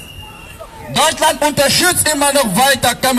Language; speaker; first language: German; non-native, fluent; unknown